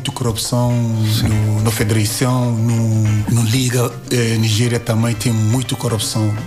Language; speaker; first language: Portuguese; non-native, learner; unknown